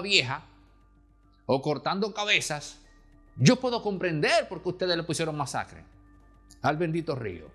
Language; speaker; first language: Spanish; native; Spanish